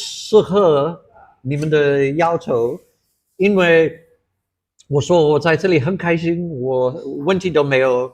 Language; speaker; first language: Chinese; non-native, fluent; English